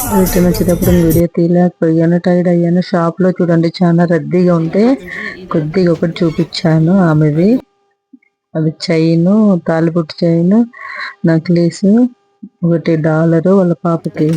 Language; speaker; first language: Telugu; native; Telugu